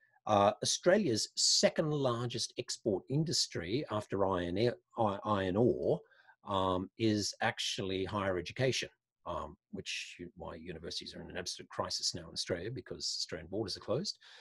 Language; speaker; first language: English; native; English